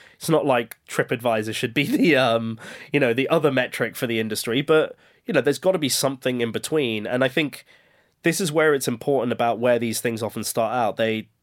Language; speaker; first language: English; native; English